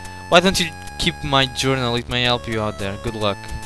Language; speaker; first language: English; non-native, learner; Portuguese